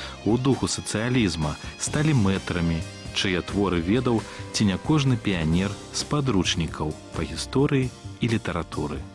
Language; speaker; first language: Belarusian; native; Belarusian